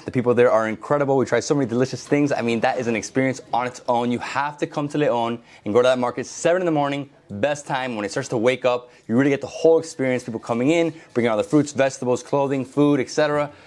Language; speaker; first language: English; early bilingual, other home language; Spanish